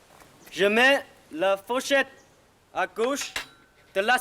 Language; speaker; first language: French; non-native, learner; Chinese